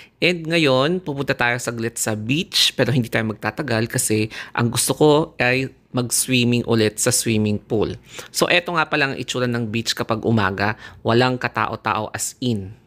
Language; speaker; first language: Filipino; non-native, local second language; Iloko